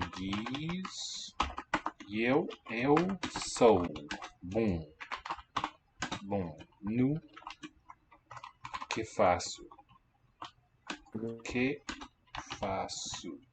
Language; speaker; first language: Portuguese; non-native, learner; English